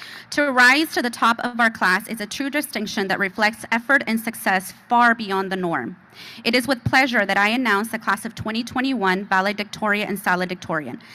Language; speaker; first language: English; early bilingual, other home language; Spanish